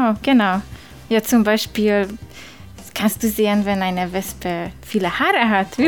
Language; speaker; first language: German; non-native, learner; Hungarian